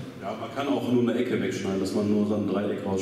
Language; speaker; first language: German; native; German